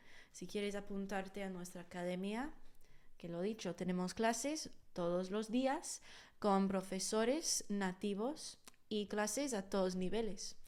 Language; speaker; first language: Spanish; non-native, fluent; English